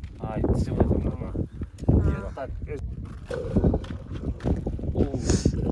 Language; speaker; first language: Spanish; non-native, learner; Korean